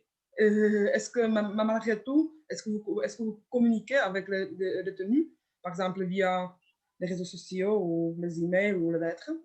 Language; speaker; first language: French; non-native, fluent; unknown